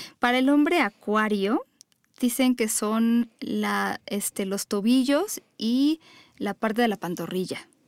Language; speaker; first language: Spanish; native; Spanish